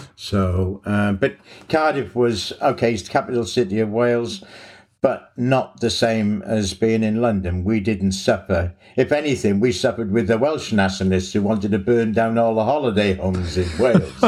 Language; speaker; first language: English; native; English